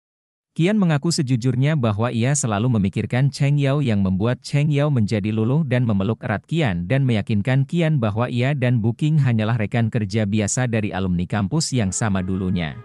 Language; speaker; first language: Indonesian; native; Indonesian